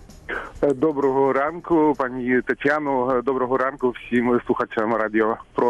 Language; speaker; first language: Ukrainian; non-native, fluent; Polish